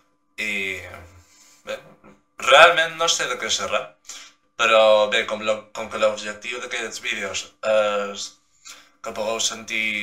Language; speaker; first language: Catalan; non-native, local second language; Spanish